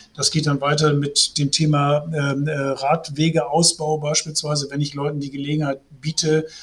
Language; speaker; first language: German; native; German